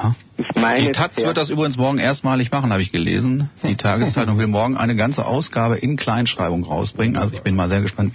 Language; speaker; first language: German; native; German